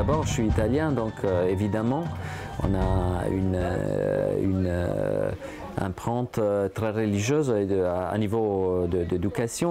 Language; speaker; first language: French; non-native, fluent; Italian